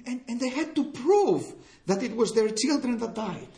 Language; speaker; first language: English; non-native, fluent; Greek